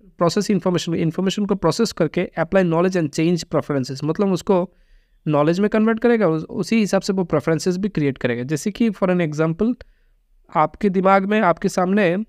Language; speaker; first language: Hindi; non-native, local second language; Bangla